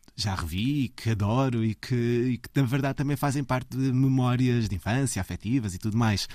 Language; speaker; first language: Portuguese; native; Portuguese